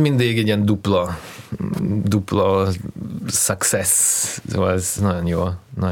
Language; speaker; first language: Hungarian; early bilingual, heritage; Hungarian